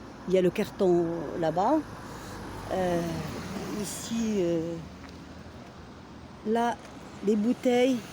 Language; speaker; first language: French; non-native, local second language; Arabic